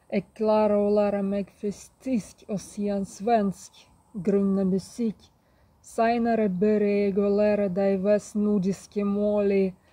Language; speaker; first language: Norwegian; non-native, fluent; Russian